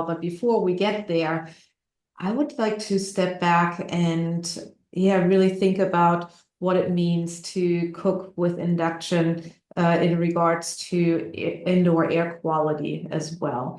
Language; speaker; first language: English; non-native, fluent; German